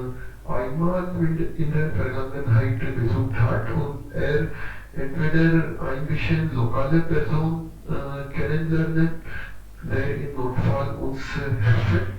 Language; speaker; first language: German; non-native, learner; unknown